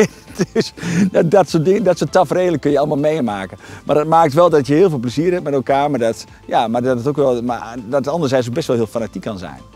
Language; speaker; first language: Dutch; native; Dutch